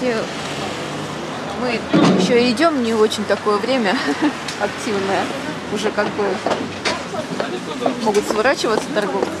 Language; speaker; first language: Russian; native; Russian